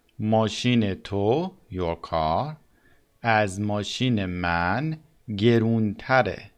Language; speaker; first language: Persian; native; Persian